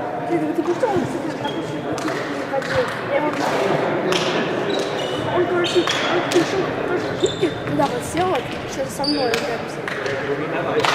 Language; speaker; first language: Russian; native; Russian